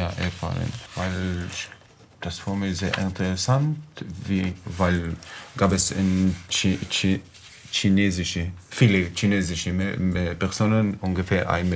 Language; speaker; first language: German; non-native, learner; Arabic